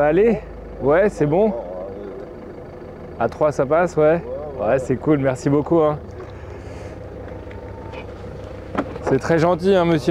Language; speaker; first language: French; native; French